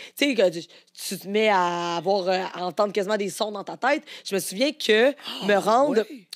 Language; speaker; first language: French; native; French